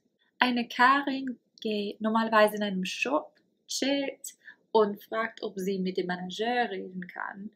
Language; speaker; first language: German; non-native, fluent; English